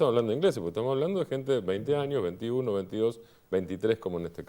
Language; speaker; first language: Spanish; native; Spanish